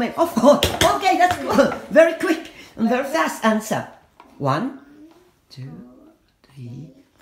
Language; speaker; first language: English; non-native, fluent; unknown